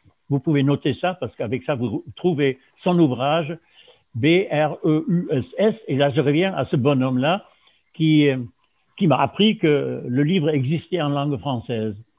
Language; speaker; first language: French; non-native, fluent; German